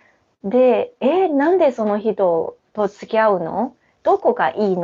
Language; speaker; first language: Japanese; non-native, fluent; Chinese